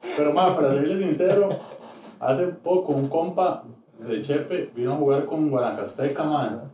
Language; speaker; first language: Spanish; native; Spanish